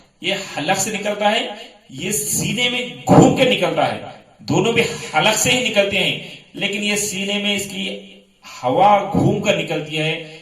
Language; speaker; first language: Urdu; native; Urdu